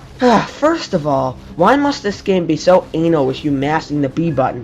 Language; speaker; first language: English; native; English